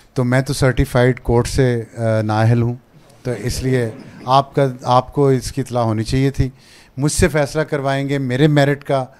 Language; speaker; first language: Urdu; non-native, local second language; Punjabi